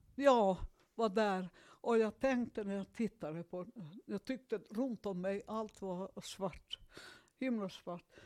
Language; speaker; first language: Swedish; non-native, fluent; Finnish